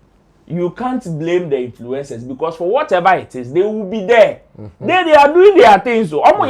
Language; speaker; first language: English; non-native, local second language; Akan